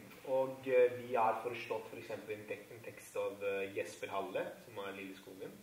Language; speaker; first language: Norwegian; non-native, fluent; Italian